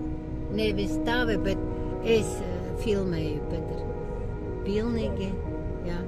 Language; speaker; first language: Latvian; non-native, local second language; Russian